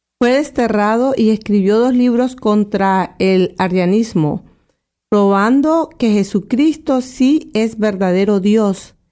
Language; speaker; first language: Spanish; native; Spanish